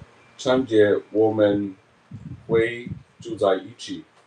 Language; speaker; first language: Chinese; non-native, learner; English